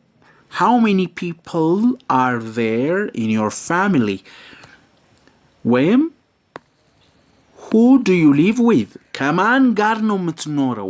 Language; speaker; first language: English; non-native, fluent; Amharic